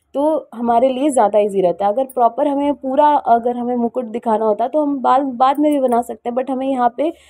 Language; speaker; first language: Hindi; native; Hindi